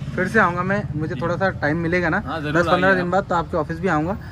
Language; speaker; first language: Hindi; native; Hindi